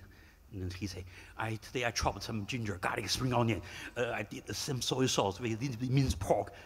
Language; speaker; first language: English; non-native, fluent; Chinese